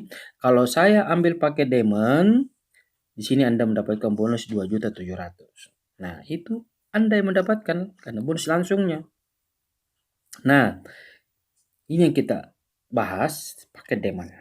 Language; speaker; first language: Indonesian; native; Indonesian